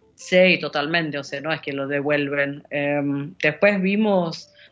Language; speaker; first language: Spanish; non-native, fluent; English